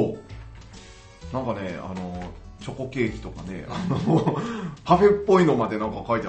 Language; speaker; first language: Japanese; native; Japanese